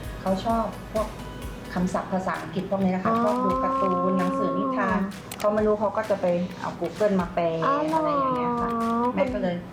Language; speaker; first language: Thai; native; Thai